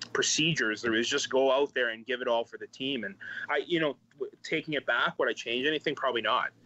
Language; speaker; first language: English; native; English